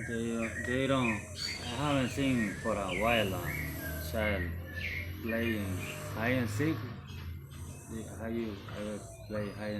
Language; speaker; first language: English; non-native, learner; Spanish